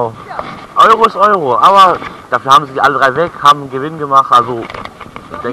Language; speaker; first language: German; native; German